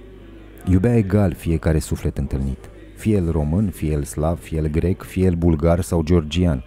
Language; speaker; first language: Romanian; native; Romanian